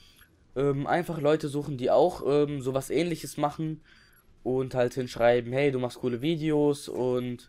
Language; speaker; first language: German; native; German